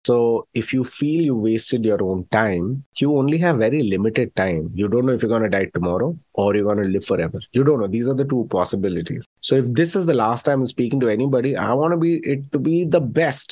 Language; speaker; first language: English; non-native, local second language; Malayalam